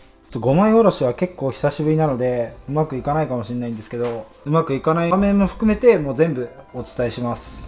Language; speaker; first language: Japanese; native; Japanese